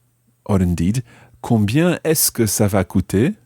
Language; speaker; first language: French; non-native, fluent; English